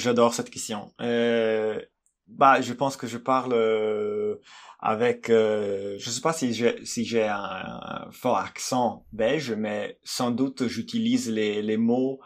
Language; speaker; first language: French; non-native, fluent; Italian